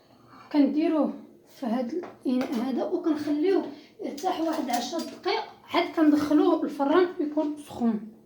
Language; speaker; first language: Arabic; native; Arabic